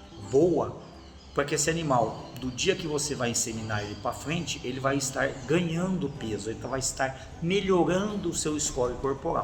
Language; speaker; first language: Portuguese; native; Portuguese